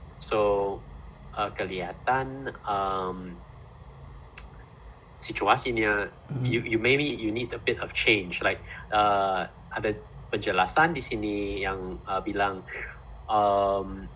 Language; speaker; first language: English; non-native, fluent; Indonesian